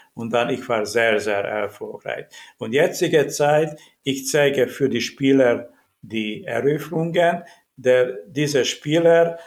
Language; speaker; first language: German; non-native, learner; Hungarian